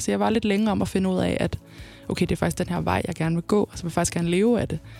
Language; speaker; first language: Danish; native; Danish